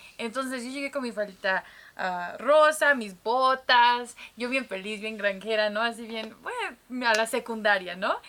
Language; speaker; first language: Spanish; early bilingual, heritage; Spanish